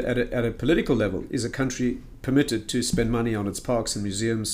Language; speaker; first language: English; native; English